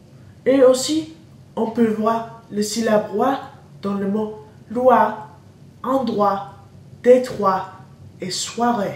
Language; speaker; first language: French; non-native, learner; English